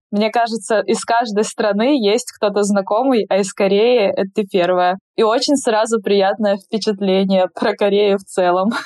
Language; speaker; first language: Russian; native; Russian